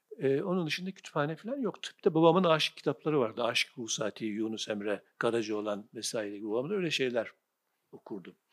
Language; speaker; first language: Turkish; native; Turkish